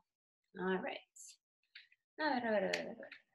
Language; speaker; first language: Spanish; non-native, fluent; English